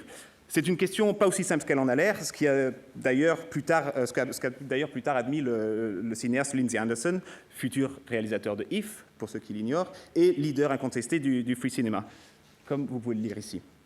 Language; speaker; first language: French; native; French